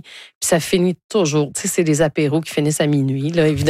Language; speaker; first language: French; native; French